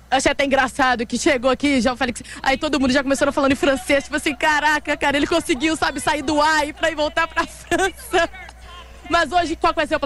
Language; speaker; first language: Portuguese; native; Portuguese